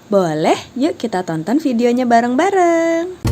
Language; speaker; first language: Indonesian; native; Indonesian